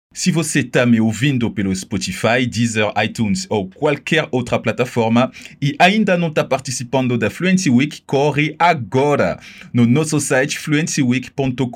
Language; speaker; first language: Portuguese; non-native, fluent; French